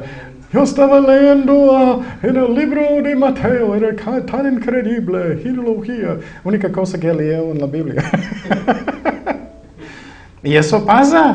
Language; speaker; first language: Spanish; non-native, fluent; English